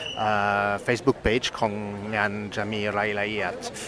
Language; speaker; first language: Thai; non-native, fluent; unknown